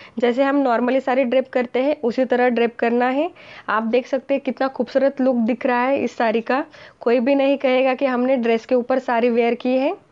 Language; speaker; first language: Hindi; non-native, local second language; Marathi